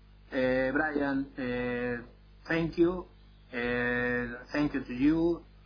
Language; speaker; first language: English; non-native, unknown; Spanish